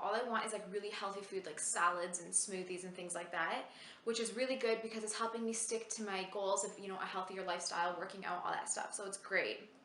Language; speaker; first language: English; native; English